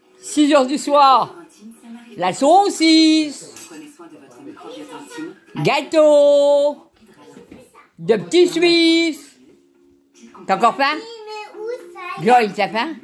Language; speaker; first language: French; native; French